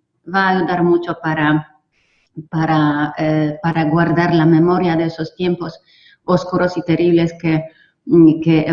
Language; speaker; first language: Spanish; non-native, fluent; Polish